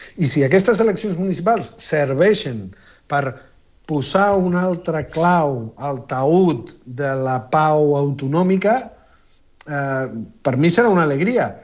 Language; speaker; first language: Catalan; non-native, fluent; Spanish